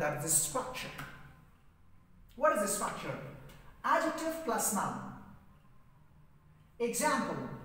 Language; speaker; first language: English; non-native, fluent; Persian